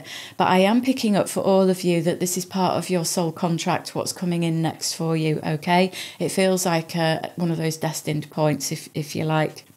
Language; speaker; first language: English; native; English